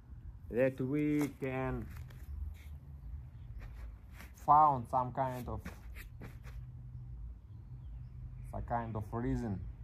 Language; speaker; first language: English; non-native, learner; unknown